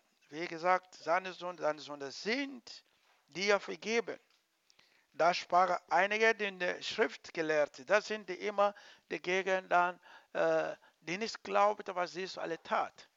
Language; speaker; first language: German; non-native, learner; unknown